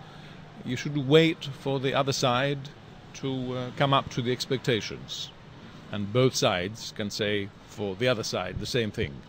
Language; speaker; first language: English; non-native, fluent; Greek